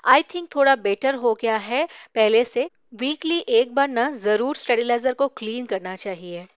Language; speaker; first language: Hindi; native; Hindi